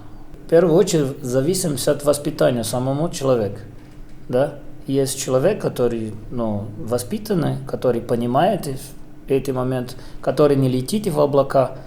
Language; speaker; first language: Russian; non-native, fluent; Portuguese